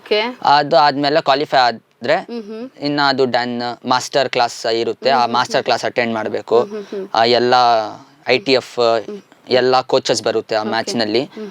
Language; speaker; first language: Kannada; non-native, local second language; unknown